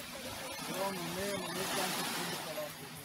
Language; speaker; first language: Italian; non-native, learner; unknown